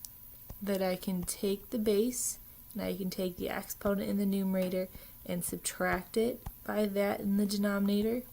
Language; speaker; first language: English; native; English